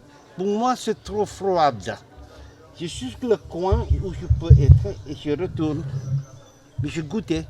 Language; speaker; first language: French; non-native, learner; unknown